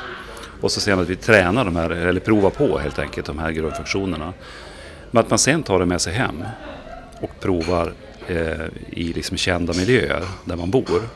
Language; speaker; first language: Swedish; native; Swedish